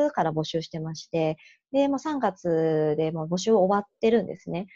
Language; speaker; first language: Japanese; native; Japanese